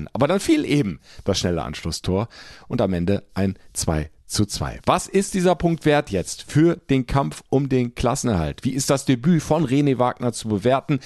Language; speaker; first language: German; native; German